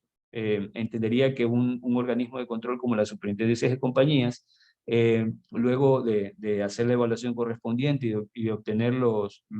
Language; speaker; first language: Spanish; native; Spanish